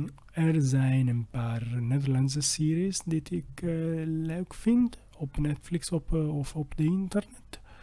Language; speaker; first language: Dutch; non-native, learner; Italian